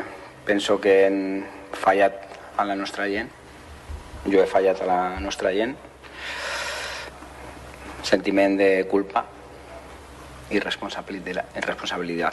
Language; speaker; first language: Catalan; non-native, fluent; Spanish